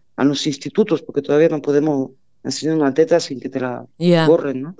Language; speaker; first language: Spanish; non-native, fluent; French